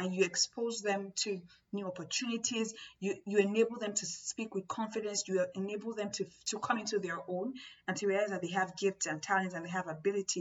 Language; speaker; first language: English; non-native, local second language; Yoruba